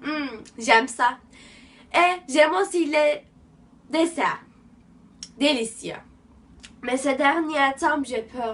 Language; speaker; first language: French; non-native, learner; Turkish